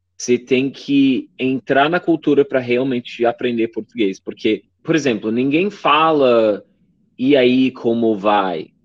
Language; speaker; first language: Portuguese; non-native, fluent; English